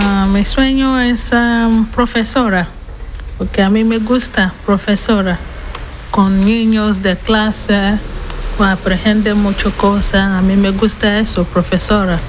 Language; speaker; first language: Spanish; non-native, learner; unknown